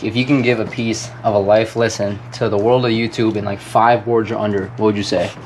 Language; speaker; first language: English; native; English